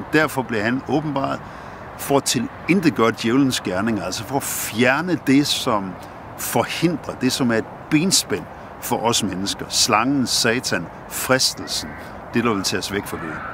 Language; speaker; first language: Danish; native; Danish